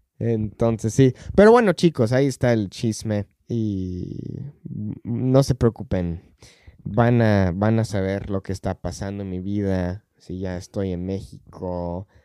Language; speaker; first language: Spanish; non-native, fluent; English